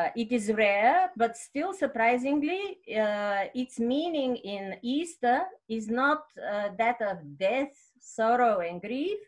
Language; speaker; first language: English; non-native, fluent; Bulgarian